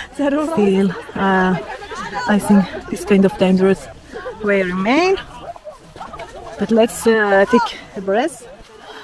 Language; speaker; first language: English; non-native, learner; Kurdish